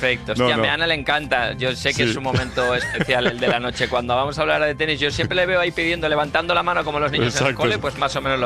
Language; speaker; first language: Spanish; native; Spanish